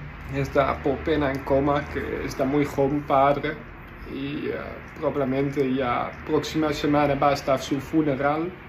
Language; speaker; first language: Spanish; non-native, learner; Dutch